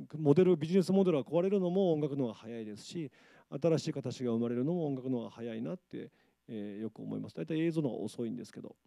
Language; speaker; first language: Japanese; native; Japanese